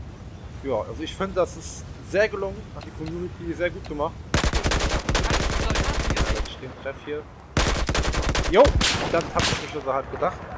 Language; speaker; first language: German; native; German